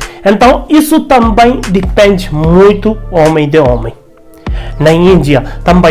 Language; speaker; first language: Portuguese; non-native, learner; Hindi